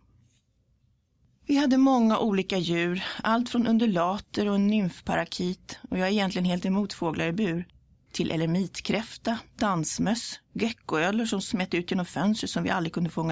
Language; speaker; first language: Swedish; early bilingual, other home language; English